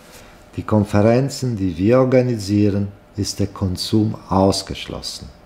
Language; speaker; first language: German; non-native, fluent; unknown